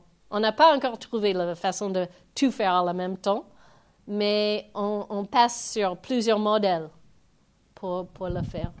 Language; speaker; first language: French; non-native, fluent; English